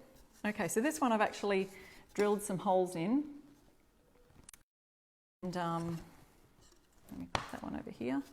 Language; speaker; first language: English; native; English